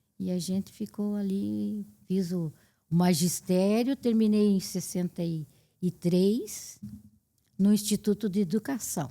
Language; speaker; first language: Portuguese; native; Portuguese